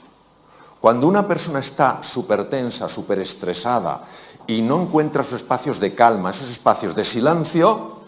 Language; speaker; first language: Spanish; native; Spanish